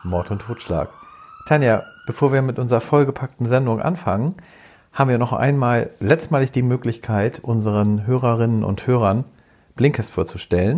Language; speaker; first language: German; native; German